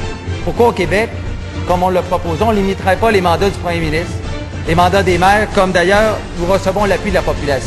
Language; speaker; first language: French; native; French